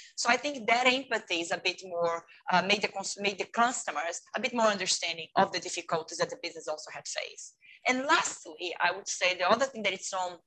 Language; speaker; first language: English; non-native, fluent; Portuguese